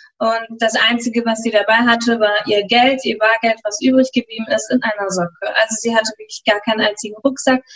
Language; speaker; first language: German; early bilingual, other home language; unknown